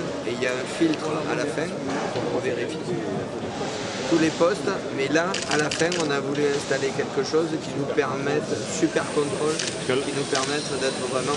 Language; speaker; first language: French; native; French